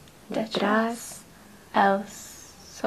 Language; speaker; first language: Spanish; non-native, learner; English